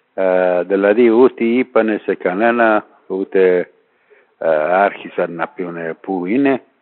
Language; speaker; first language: Greek; non-native, fluent; Persian